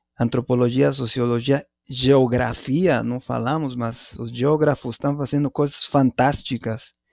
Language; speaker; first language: Portuguese; non-native, fluent; Spanish